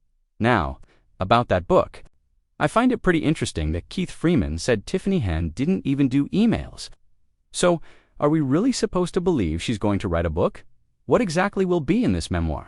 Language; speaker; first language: English; native; English